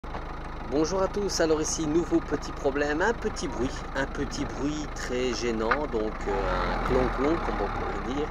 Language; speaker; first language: French; native; French